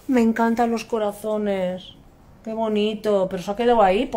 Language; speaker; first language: Spanish; native; Spanish